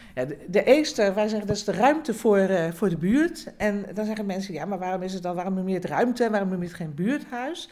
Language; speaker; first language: Dutch; native; Dutch